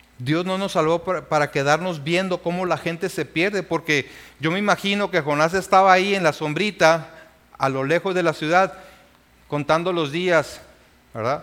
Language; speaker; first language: Spanish; native; Spanish